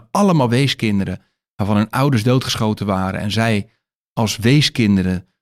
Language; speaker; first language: Dutch; native; Dutch